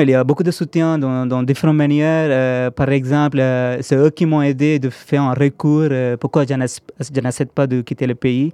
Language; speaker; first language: French; non-native, fluent; Tamil